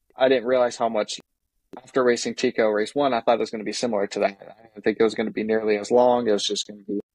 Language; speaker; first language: English; native; English